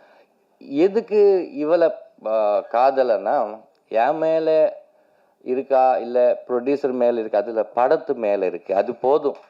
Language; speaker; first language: Tamil; non-native, learner; Telugu